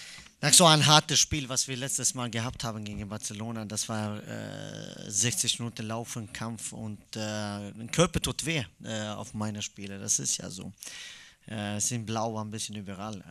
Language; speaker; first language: German; non-native, fluent; Swedish